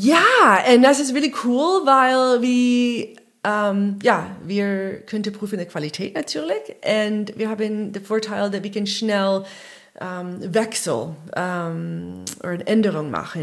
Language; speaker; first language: German; non-native, learner; English